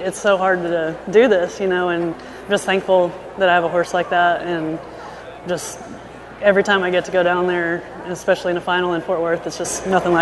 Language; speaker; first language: English; native; English